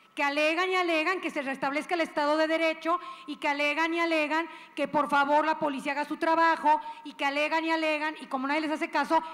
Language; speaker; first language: Spanish; native; Spanish